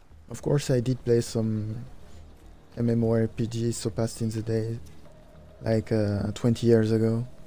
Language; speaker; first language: English; non-native, fluent; French